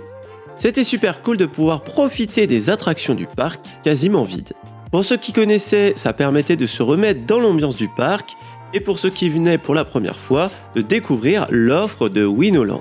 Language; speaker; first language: French; native; French